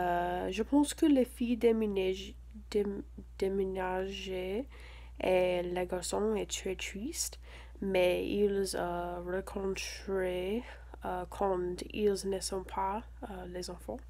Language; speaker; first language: French; non-native, learner; English